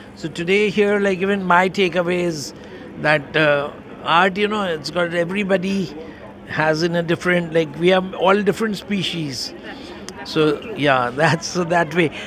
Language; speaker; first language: English; non-native, local second language; Bangla